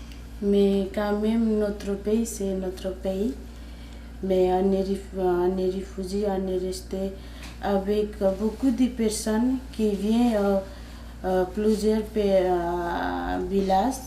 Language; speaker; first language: French; non-native, learner; Nepali